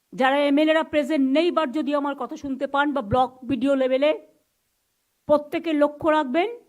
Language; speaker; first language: Bangla; native; Bangla